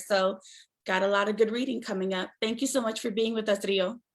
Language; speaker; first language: English; native; English